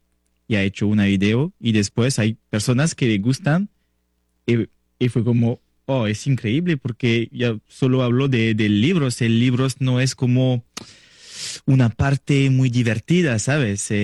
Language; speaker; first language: Spanish; non-native, learner; French